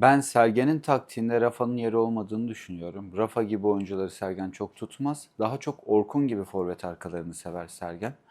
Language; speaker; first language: Turkish; native; Turkish